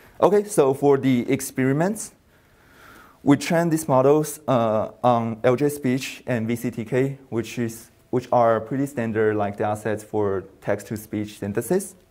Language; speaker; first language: English; non-native, fluent; Chinese